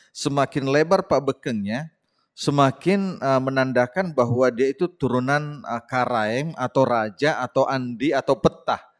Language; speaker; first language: Indonesian; non-native, local second language; Buginese